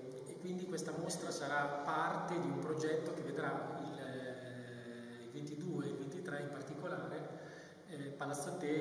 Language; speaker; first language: Italian; native; Italian